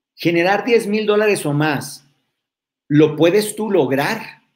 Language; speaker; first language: Spanish; native; Spanish